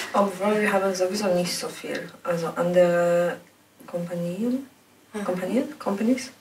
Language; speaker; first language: German; non-native, learner; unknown